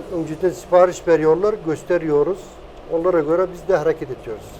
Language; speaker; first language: Turkish; non-native, fluent; Persian